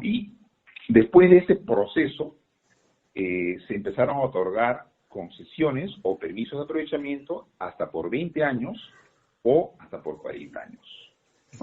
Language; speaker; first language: Spanish; native; Spanish